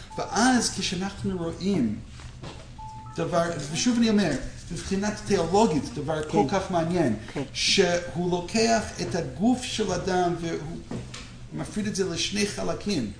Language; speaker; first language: Hebrew; non-native, fluent; English